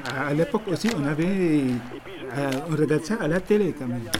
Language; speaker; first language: French; non-native, local second language; Wolof